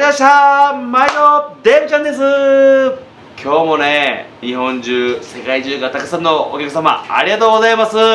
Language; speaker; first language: Japanese; native; Japanese